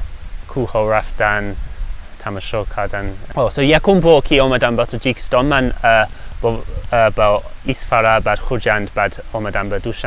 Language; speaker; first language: Persian; non-native, learner; English